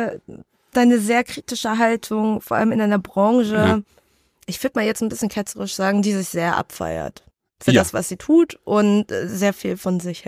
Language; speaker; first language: German; early bilingual, other home language; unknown